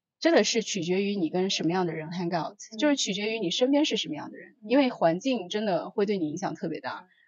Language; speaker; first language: Chinese; early bilingual, heritage; Chinese